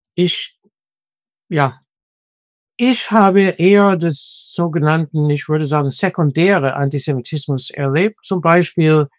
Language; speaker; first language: German; non-native, fluent; English